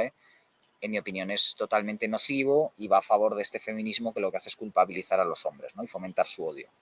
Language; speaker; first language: Spanish; native; Spanish